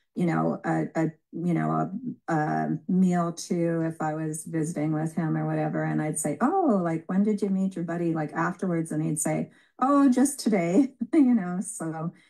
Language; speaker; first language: English; native; English